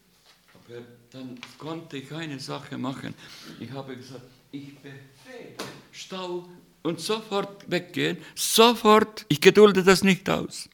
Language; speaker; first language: German; non-native, fluent; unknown